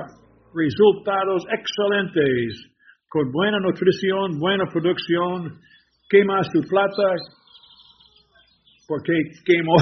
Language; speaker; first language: Spanish; non-native, learner; English